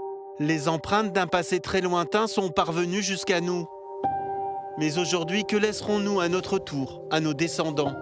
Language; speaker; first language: French; native; French